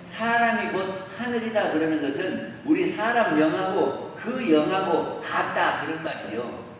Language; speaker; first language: Korean; native; Korean